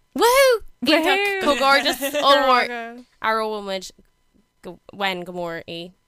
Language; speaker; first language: Irish; non-native, local second language; English